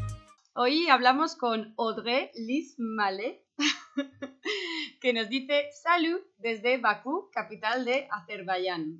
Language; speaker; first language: Spanish; native; Spanish